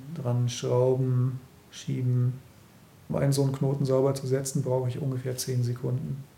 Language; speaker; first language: German; native; German